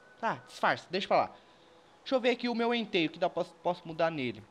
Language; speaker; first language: Portuguese; native; Portuguese